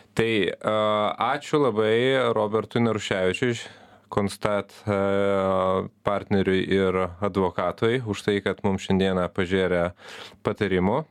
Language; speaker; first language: Lithuanian; native; Lithuanian